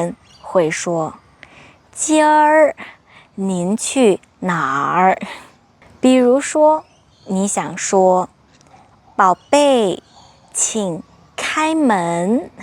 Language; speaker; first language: Chinese; non-native, fluent; English